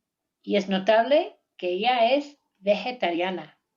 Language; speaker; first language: Spanish; non-native, learner; English